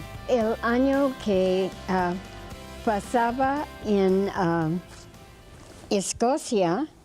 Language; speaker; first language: Spanish; non-native, fluent; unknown